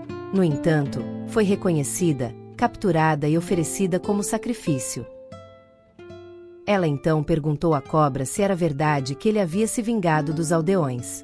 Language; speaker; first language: Portuguese; native; Portuguese